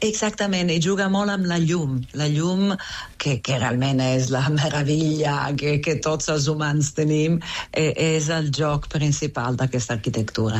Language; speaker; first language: Catalan; non-native, fluent; Italian